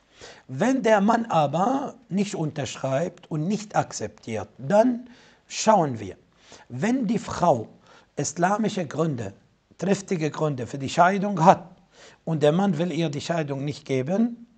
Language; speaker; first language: German; non-native, fluent; Arabic